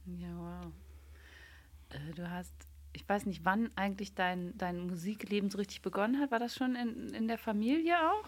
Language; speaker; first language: German; native; German